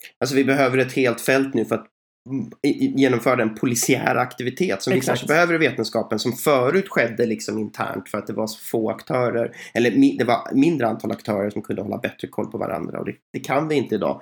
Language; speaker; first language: Swedish; native; Swedish